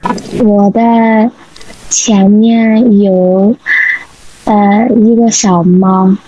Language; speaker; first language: Chinese; non-native, learner; Burmese